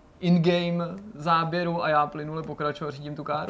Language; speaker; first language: Czech; native; Czech